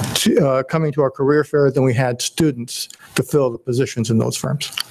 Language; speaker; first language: English; native; English